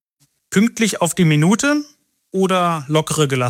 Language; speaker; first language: German; native; German